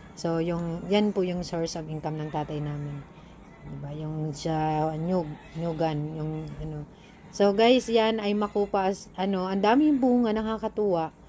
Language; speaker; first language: Filipino; non-native, local second language; Bikol